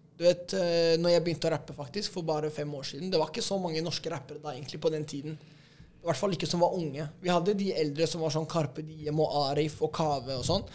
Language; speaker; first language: Norwegian; native; Norwegian